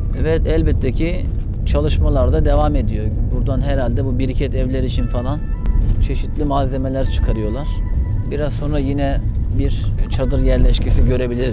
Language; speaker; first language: Turkish; native; Turkish